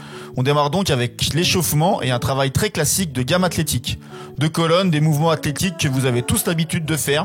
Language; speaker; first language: French; native; French